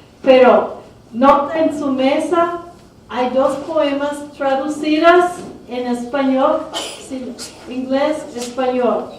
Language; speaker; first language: Spanish; early bilingual, heritage; Spanish